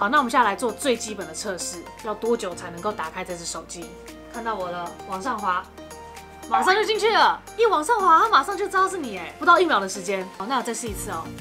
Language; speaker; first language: Chinese; native; Chinese